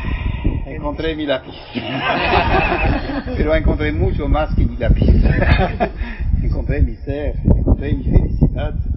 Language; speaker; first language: Spanish; non-native, fluent; French